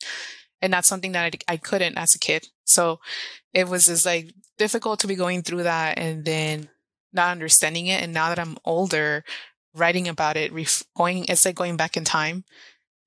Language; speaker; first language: English; early bilingual, other home language; Spanish